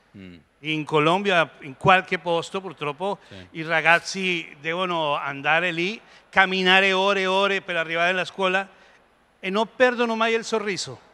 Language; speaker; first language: Italian; non-native, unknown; Spanish